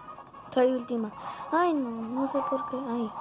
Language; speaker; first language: Spanish; early bilingual, heritage; Spanish